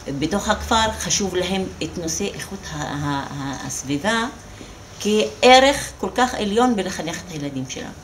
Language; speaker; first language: Hebrew; non-native, local second language; Arabic